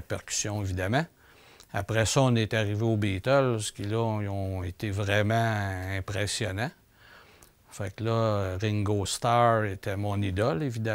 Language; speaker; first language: French; native; French